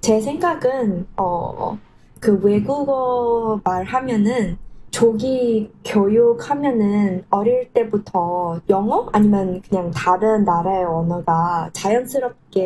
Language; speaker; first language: Korean; non-native, learner; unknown